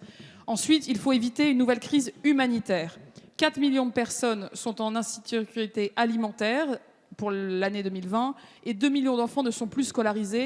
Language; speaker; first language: French; native; French